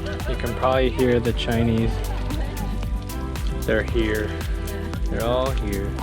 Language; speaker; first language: English; native; English